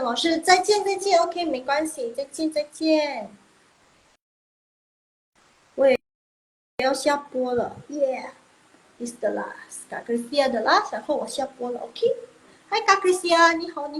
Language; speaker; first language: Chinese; non-native, fluent; Indonesian